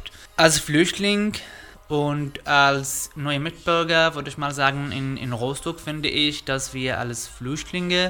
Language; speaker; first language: German; non-native, fluent; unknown